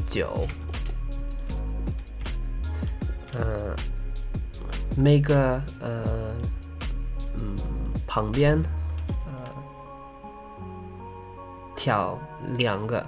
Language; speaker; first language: Chinese; early bilingual, heritage; Chinese